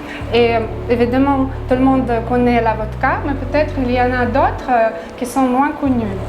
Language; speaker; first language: French; non-native, fluent; Russian